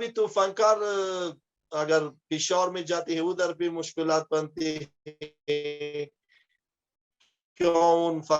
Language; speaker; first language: Hindi; non-native, fluent; Pashto